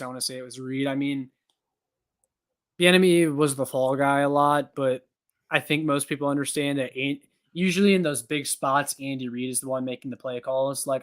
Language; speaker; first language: English; native; English